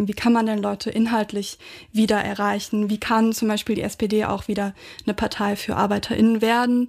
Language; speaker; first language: German; native; German